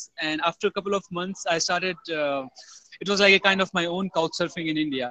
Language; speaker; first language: English; non-native, local second language; Hindi